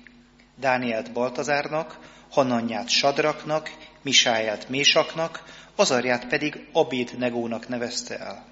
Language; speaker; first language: Hungarian; native; Hungarian